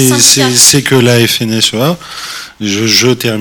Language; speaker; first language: French; native; French